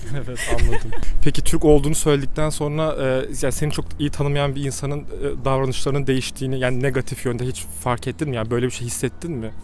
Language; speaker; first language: Turkish; native; Turkish